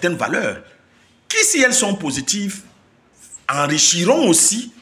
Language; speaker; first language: French; non-native, local second language; Basaa